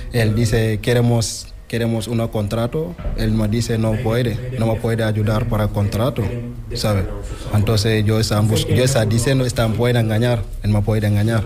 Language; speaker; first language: Spanish; non-native, learner; Wolof